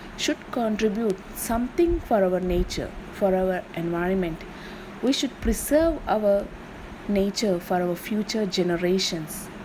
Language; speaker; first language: English; non-native, local second language; Malayalam